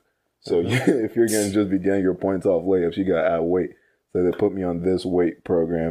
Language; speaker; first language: English; native; English